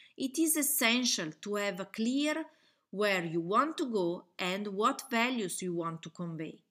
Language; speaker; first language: English; non-native, fluent; Italian